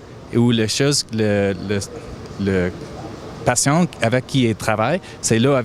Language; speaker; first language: French; non-native, fluent; English